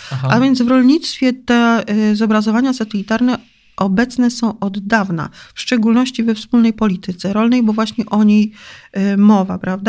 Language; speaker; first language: Polish; native; Polish